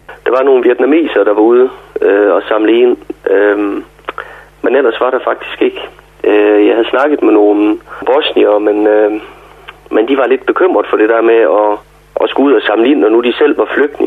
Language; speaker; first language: Danish; native; Danish